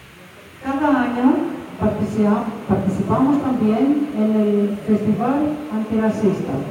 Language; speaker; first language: Spanish; non-native, fluent; Greek